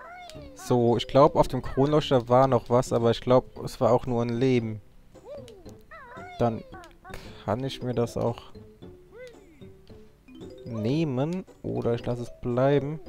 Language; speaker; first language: German; native; German